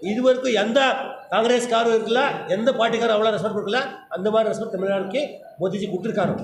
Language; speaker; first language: Tamil; non-native, learner; Kannada